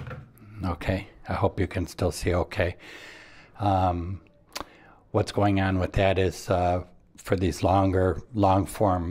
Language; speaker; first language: English; native; English